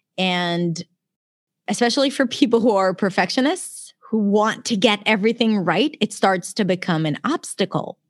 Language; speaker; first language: English; non-native, fluent; Hebrew